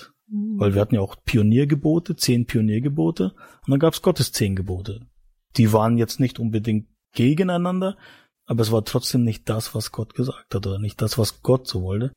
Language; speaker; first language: German; native; German